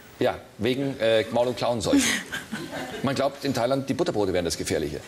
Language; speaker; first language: German; native; German